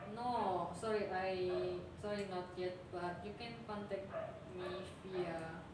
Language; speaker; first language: English; non-native, learner; Indonesian